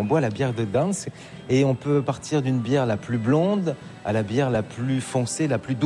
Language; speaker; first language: French; native; French